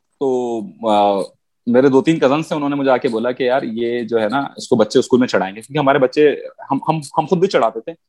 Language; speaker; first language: Urdu; native; Urdu